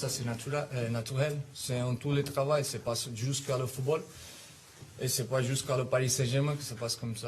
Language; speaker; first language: French; non-native, fluent; Italian